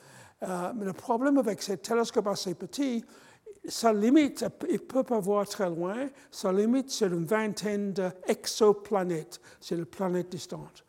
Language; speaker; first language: French; non-native, fluent; English